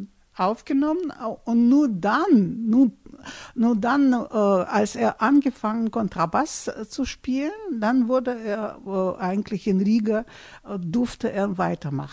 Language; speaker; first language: German; non-native, fluent; Russian